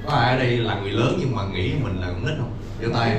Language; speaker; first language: Vietnamese; native; Vietnamese